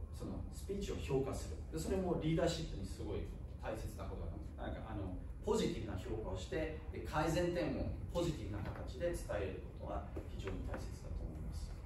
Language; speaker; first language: Japanese; non-native, fluent; German